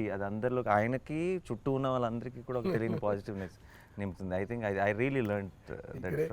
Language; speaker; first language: Telugu; native; Telugu